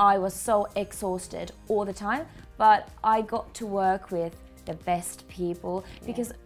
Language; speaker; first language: English; non-native, fluent; Finnish